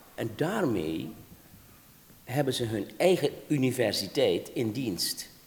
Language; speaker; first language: Dutch; native; Dutch